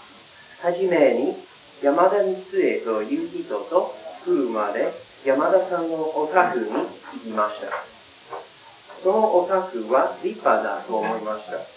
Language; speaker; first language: Japanese; non-native, learner; English